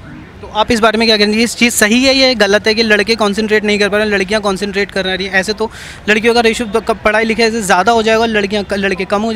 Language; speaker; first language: Hindi; native; Hindi